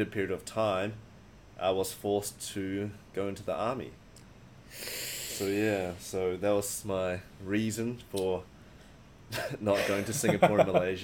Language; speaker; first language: English; native; English